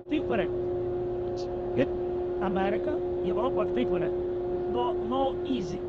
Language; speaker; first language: English; non-native, learner; Ukrainian